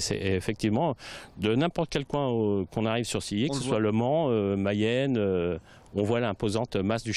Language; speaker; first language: French; native; French